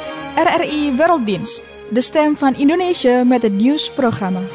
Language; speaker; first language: Dutch; non-native, learner; Indonesian